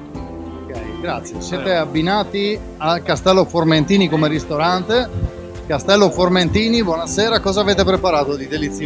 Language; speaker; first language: Italian; native; Italian